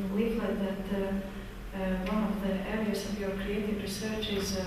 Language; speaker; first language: English; non-native, fluent; Latvian